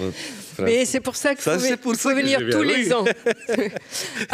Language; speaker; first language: French; native; French